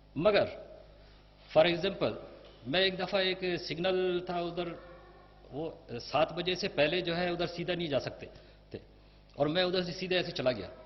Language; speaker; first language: Urdu; native; Urdu